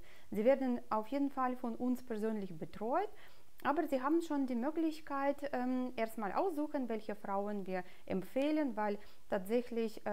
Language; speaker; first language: German; non-native, fluent; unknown